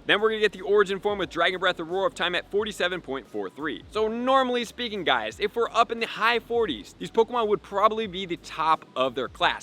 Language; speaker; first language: English; native; English